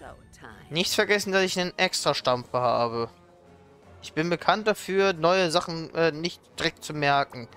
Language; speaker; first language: German; native; German